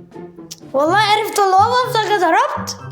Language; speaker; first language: Arabic; native; Arabic